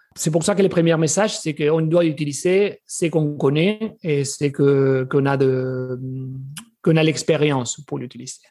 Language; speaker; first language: French; non-native, fluent; Spanish